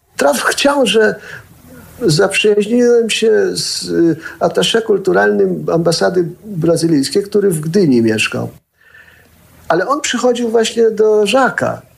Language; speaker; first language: Polish; early bilingual, heritage; Polish